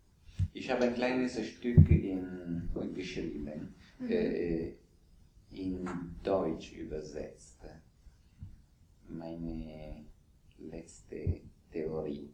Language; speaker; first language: German; non-native, fluent; Italian